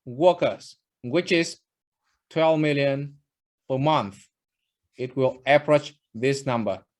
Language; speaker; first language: English; non-native, fluent; Vietnamese